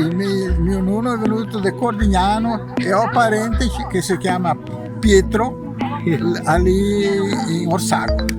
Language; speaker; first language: Italian; early bilingual, heritage; Portuguese